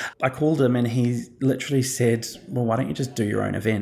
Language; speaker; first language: English; native; English